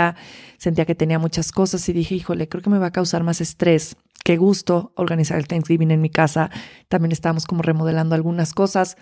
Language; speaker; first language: Spanish; native; Spanish